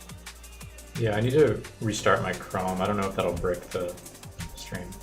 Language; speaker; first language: English; native; English